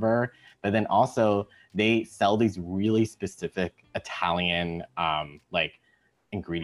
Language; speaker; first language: English; native; English